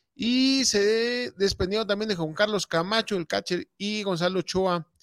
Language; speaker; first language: Spanish; native; Spanish